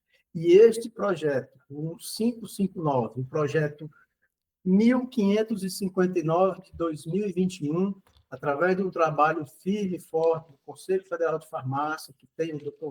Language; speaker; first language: Portuguese; native; Portuguese